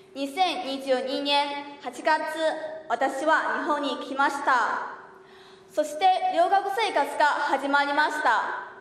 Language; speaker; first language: Japanese; non-native, learner; Chinese